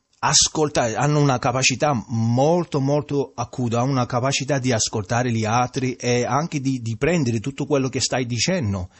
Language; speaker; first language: Italian; non-native, fluent; English